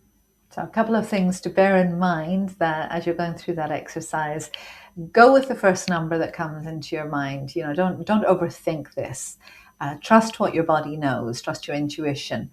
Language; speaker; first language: English; native; English